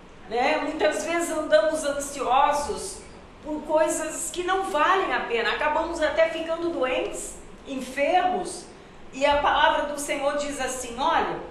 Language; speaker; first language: Portuguese; native; Portuguese